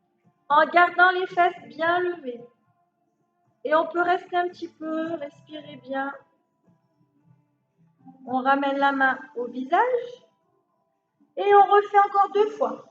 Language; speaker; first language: French; native; French